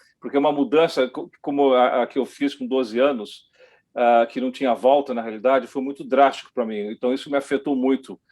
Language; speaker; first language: Portuguese; early bilingual, other home language; Dutch